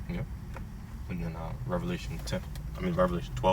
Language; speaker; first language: English; native; English